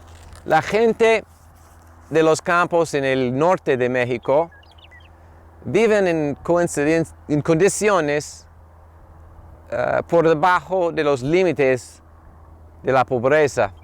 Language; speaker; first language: Spanish; non-native, fluent; English